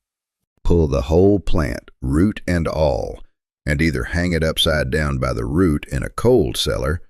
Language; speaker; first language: English; native; English